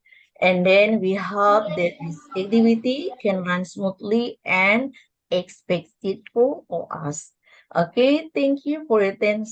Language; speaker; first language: English; non-native, learner; Indonesian